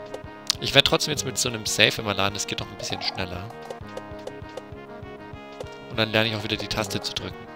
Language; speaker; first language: German; native; German